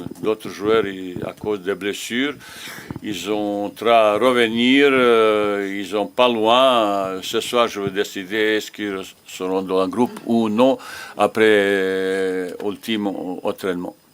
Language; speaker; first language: French; non-native, learner; Bosnian